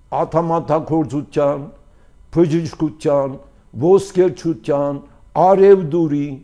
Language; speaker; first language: Armenian; early bilingual, heritage; Armenian